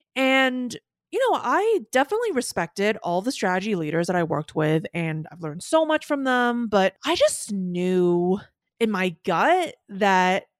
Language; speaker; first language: English; non-native, local second language; Cantonese